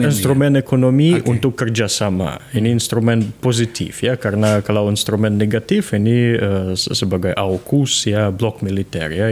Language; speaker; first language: Indonesian; non-native, fluent; Russian